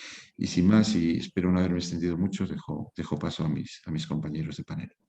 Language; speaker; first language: Spanish; native; Spanish